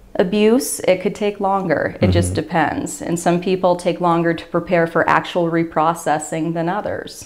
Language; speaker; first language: English; native; English